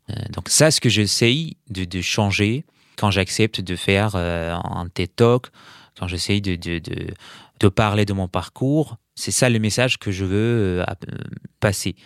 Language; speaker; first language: French; non-native, fluent; Arabic